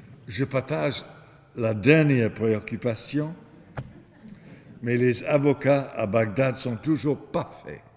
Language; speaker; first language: French; non-native, fluent; English